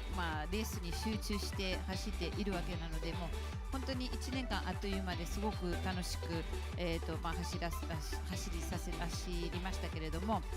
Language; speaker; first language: Japanese; native; Japanese